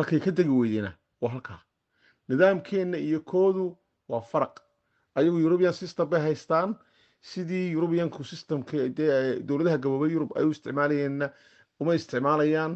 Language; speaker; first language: Somali; native; Somali